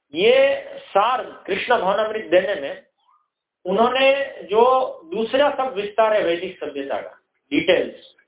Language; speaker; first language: Hindi; non-native, local second language; Gujarati